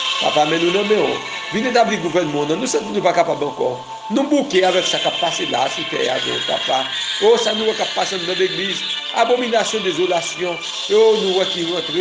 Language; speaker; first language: French; non-native, local second language; Haitian Creole